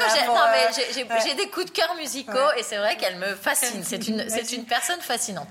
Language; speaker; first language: French; native; French